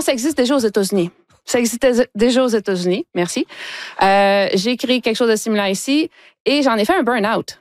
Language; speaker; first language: French; native; French